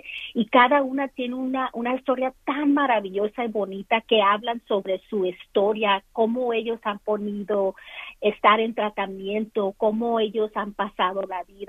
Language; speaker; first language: Spanish; early bilingual, other home language; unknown